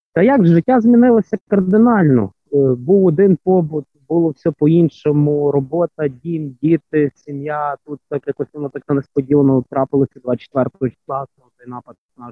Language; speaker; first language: Ukrainian; native; Ukrainian